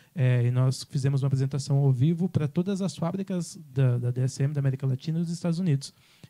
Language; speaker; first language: Portuguese; native; Portuguese